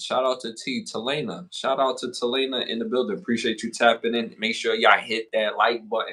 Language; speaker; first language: English; native; English